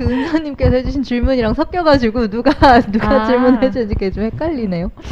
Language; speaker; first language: Korean; native; Korean